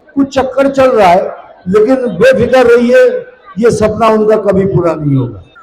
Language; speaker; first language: Hindi; non-native, local second language; Bangla